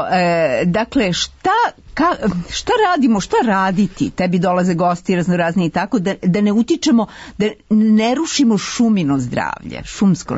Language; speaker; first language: Serbian; native; Serbian